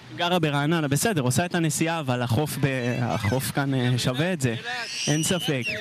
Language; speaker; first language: Hebrew; native; Hebrew